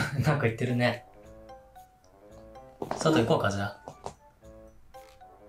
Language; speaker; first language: Japanese; native; Japanese